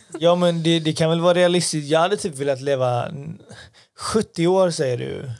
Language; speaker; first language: Swedish; early bilingual, other home language; Persian